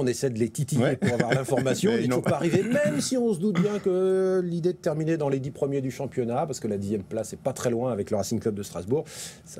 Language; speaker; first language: French; native; French